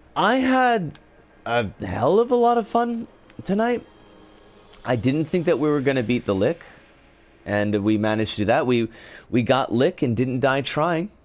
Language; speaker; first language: English; native; English